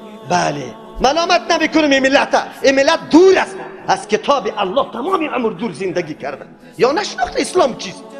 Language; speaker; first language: Persian; native; Persian